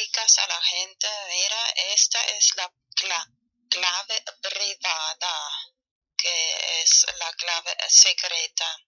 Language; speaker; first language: Spanish; non-native, fluent; German